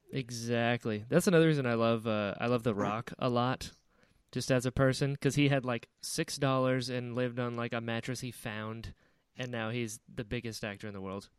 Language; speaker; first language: English; native; English